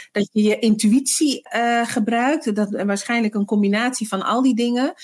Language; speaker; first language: Dutch; early bilingual, other home language; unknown